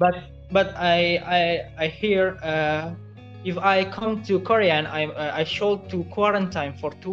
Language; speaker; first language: English; non-native, learner; Indonesian